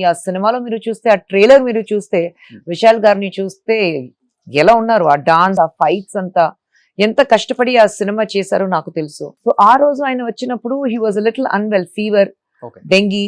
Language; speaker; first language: Telugu; non-native, fluent; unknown